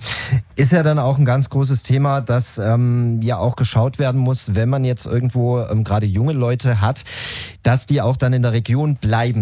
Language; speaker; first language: German; native; German